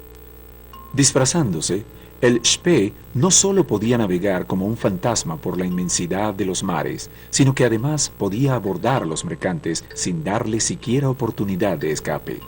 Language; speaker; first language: Spanish; native; Spanish